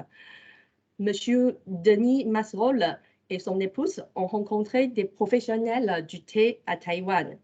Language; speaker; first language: French; non-native, fluent; Chinese